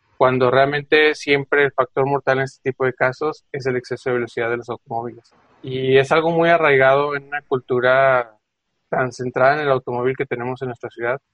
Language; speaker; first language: Spanish; native; Spanish